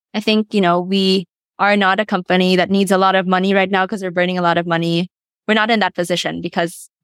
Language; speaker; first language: English; non-native, local second language; Filipino